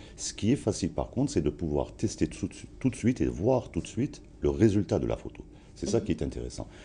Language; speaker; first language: French; non-native, local second language; Arabic